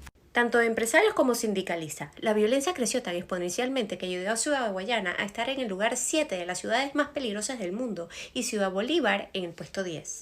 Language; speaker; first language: Spanish; native; Spanish